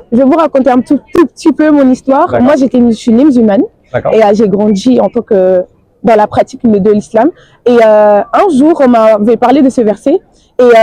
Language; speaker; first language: French; native; French